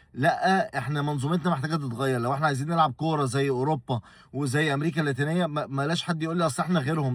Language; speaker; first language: Arabic; native; Arabic